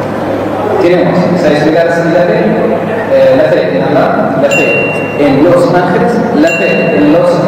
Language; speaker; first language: Spanish; non-native, learner; Arabic